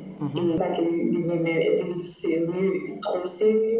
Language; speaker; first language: Haitian Creole; non-native, fluent; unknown